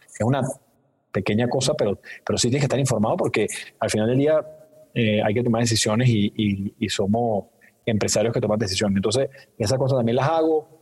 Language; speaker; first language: Spanish; native; Spanish